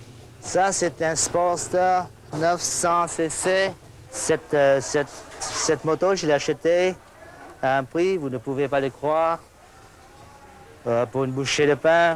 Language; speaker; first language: French; non-native, fluent; Vietnamese